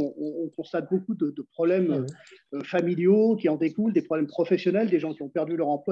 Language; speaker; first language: French; native; French